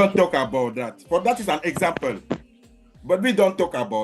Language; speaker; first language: English; non-native, learner; French